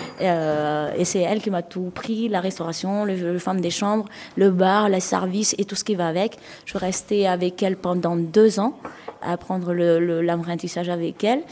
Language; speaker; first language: French; non-native, local second language; Malagasy